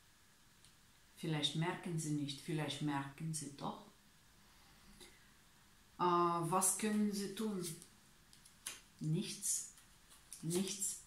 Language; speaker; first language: German; non-native, learner; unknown